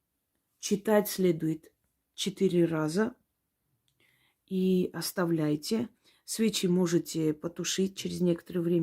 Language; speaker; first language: Russian; native; Russian